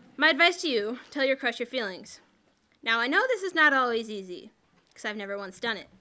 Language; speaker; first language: English; native; English